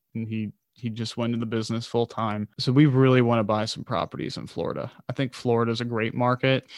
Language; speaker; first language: English; native; English